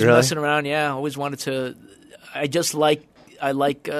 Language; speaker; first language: English; native; English